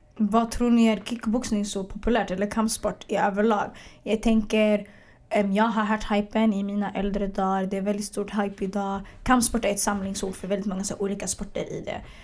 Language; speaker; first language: Swedish; early bilingual, other home language; Arabic